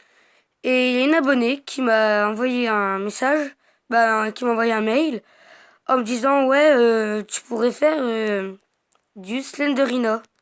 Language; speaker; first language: French; native; French